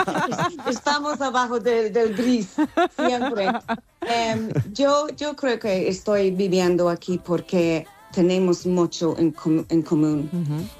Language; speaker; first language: Spanish; non-native, fluent; English